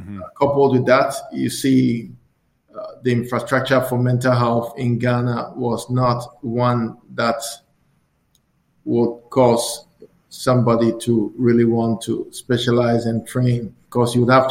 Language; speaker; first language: English; non-native, local second language; Akan